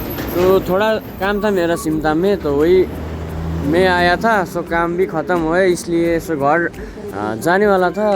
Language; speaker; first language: Hindi; non-native, local second language; Nepali